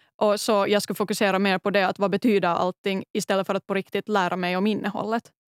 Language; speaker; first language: Swedish; native; Swedish